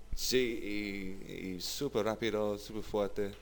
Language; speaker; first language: Spanish; non-native, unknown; English